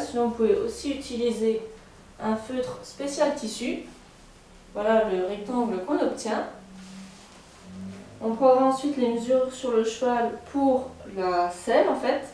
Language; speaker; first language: French; native; French